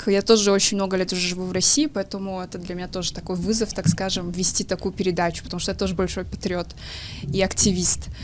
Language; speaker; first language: Russian; early bilingual, other home language; Tajik